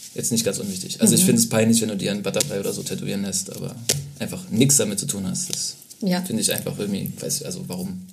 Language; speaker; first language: German; native; German